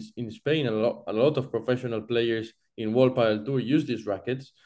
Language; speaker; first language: English; non-native, fluent; Spanish